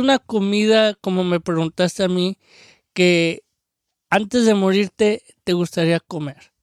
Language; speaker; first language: Spanish; early bilingual, heritage; Spanish